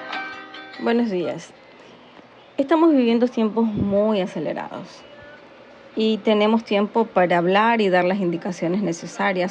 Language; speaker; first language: Spanish; native; Spanish